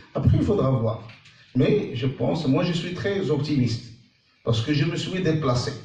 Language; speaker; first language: French; non-native, local second language; Arabic